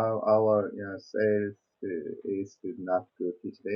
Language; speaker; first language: English; non-native, learner; Korean